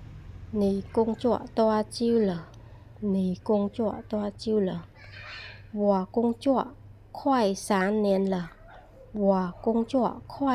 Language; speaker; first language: Chinese; non-native, fluent; Khmer